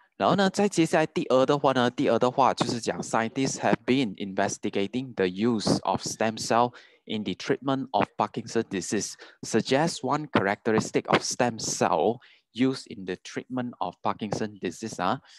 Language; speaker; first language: English; non-native, local second language; Chinese